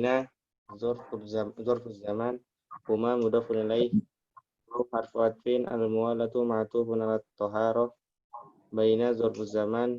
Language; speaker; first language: Arabic; non-native, learner; Indonesian